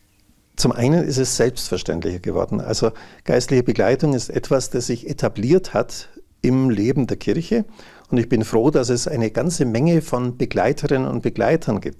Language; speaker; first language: German; native; German